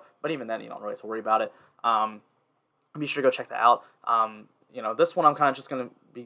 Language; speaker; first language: English; native; English